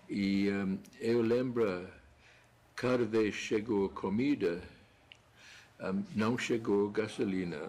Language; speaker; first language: Portuguese; non-native, fluent; English